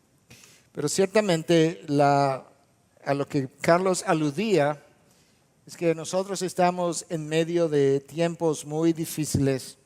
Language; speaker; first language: Spanish; native; Spanish